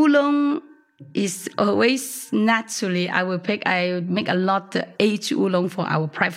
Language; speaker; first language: English; non-native, local second language; Cantonese